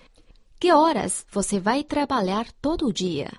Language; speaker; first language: Portuguese; non-native, fluent; Chinese